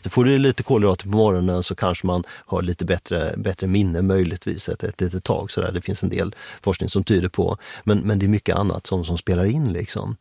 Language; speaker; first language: Swedish; native; Swedish